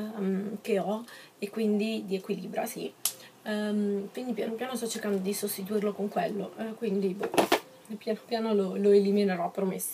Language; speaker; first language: Italian; native; Italian